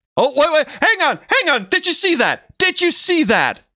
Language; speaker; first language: English; non-native, fluent; Danish